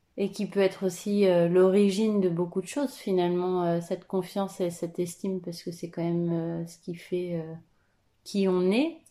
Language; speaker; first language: French; native; French